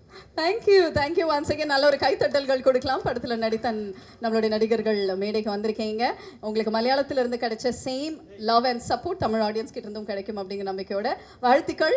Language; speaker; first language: Tamil; native; Tamil